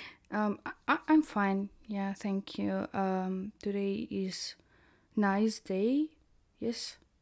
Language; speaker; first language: English; non-native, learner; Russian